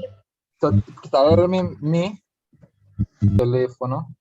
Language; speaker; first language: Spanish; non-native, fluent; English